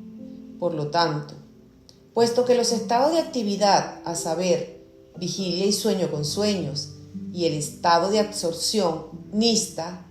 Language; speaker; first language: Spanish; native; Spanish